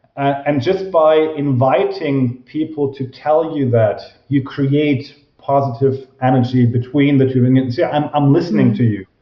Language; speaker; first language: English; non-native, fluent; German